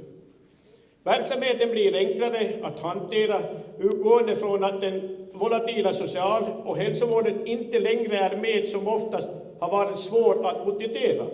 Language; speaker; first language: Swedish; native; Swedish